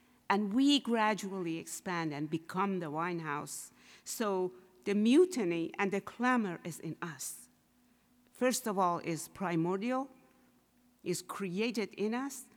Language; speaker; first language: English; non-native, fluent; Persian